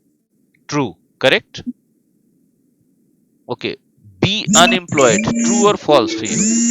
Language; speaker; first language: English; non-native, fluent; Hindi